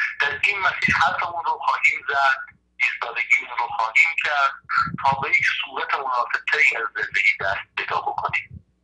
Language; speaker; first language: Persian; non-native, local second language; Azerbaijani